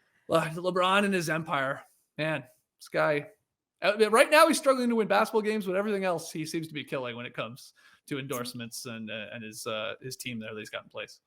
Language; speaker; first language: English; native; English